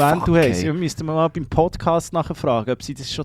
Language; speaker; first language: German; native; German